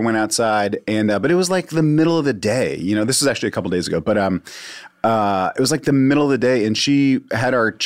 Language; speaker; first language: English; native; English